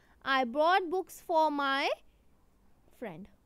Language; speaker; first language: English; non-native, local second language; Hindi